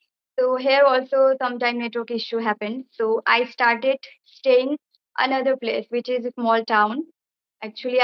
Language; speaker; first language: English; non-native, fluent; Bangla